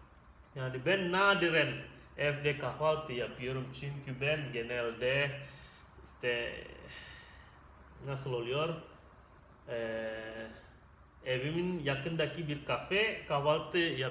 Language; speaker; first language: Turkish; non-native, fluent; Indonesian